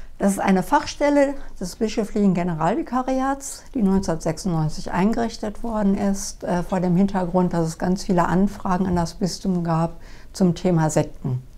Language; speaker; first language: German; native; German